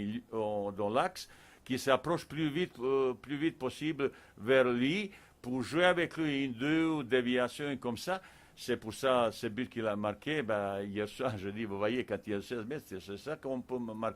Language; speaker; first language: French; non-native, fluent; Bosnian